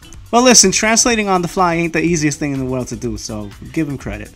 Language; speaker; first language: English; early bilingual, other home language; Spanish